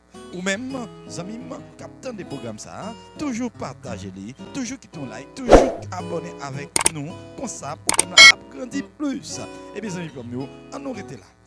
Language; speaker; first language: French; non-native, local second language; Haitian Creole